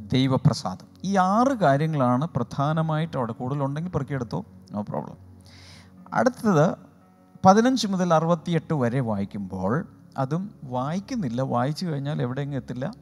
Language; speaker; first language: Malayalam; native; Malayalam